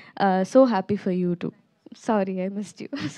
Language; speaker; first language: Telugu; non-native, learner; Tamil